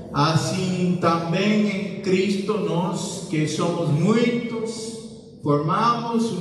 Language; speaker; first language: Portuguese; non-native, learner; English